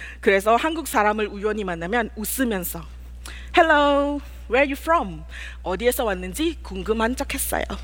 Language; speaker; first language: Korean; non-native, fluent; Malay